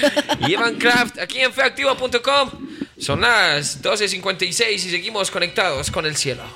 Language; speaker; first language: Spanish; native; Spanish